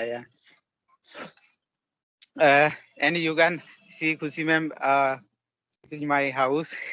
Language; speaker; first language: English; non-native, learner; Odia